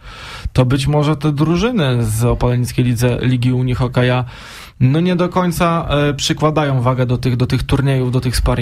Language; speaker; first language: Polish; native; Polish